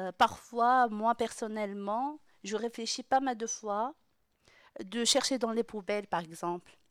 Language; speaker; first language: French; non-native, local second language; Arabic